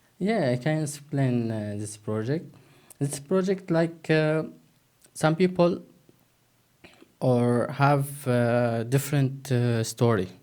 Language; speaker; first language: English; non-native, learner; Turkish